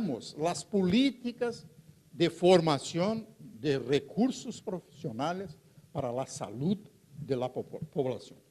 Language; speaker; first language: Spanish; non-native, fluent; Portuguese